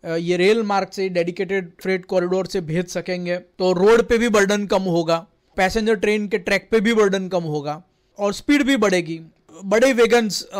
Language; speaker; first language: Hindi; non-native, local second language; Gujarati